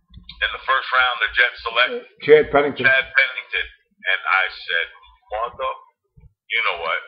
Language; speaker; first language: English; native; English